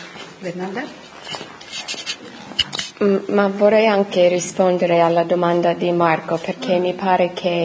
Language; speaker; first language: Italian; non-native, fluent; English